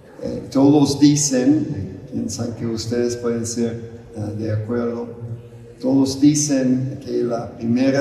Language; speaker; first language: Spanish; non-native, fluent; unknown